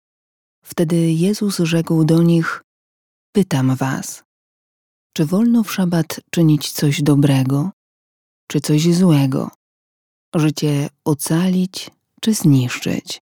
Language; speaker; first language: Polish; native; Polish